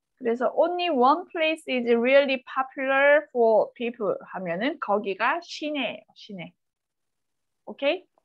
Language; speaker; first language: Korean; native; Korean